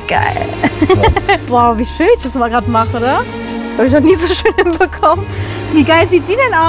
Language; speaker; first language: German; native; German